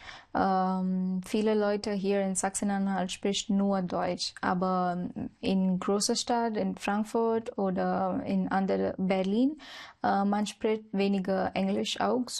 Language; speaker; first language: German; non-native, learner; Marathi